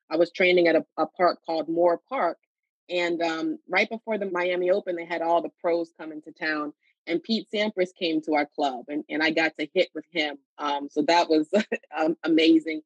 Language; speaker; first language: English; native; English